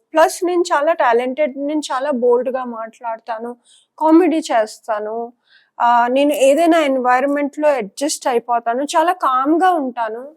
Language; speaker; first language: Telugu; non-native, local second language; Punjabi